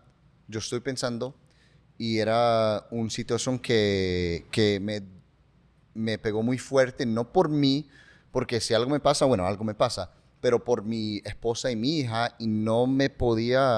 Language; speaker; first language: Spanish; early bilingual, heritage; English